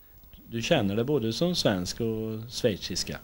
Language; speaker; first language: Swedish; native; Swedish